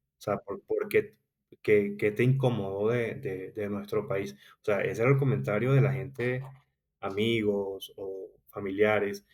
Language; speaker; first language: Spanish; native; Spanish